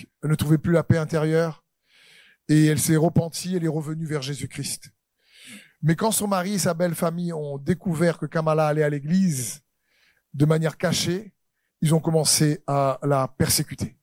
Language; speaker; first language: French; native; French